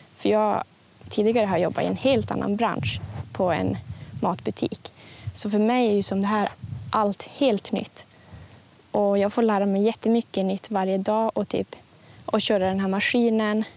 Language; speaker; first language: Swedish; native; Swedish